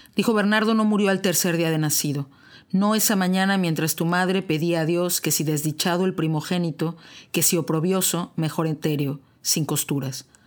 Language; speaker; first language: Spanish; native; Spanish